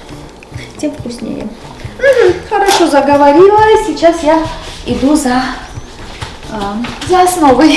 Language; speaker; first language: Russian; non-native, local second language; Armenian